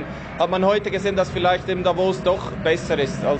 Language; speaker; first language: German; native; German